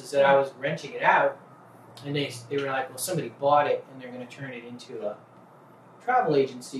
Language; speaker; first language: English; native; English